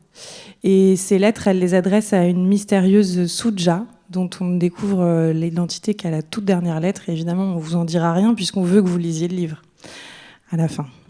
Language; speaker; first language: French; native; French